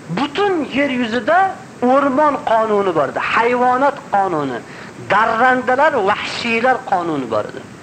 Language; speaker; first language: Uzbek; native; Uzbek